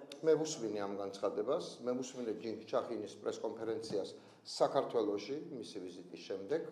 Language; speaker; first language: Georgian; native; Georgian